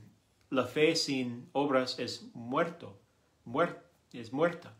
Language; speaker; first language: Spanish; non-native, learner; English